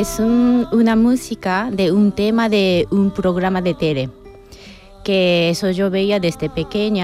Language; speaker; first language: Spanish; non-native, fluent; Japanese